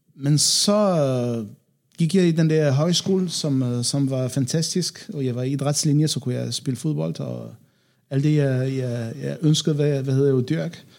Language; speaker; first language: Danish; non-native, fluent; Arabic